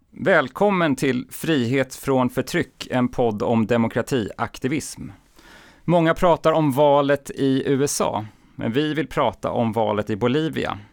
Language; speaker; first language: Swedish; native; Swedish